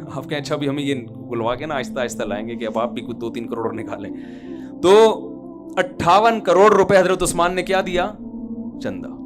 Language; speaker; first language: Urdu; native; Urdu